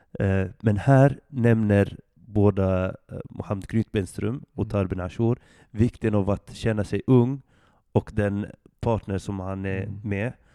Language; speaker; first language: Swedish; early bilingual, other home language; Arabic